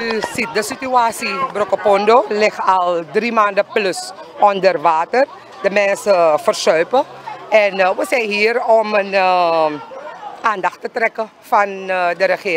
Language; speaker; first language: Dutch; non-native, local second language; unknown